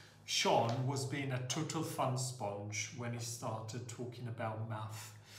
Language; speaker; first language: English; non-native, fluent; Italian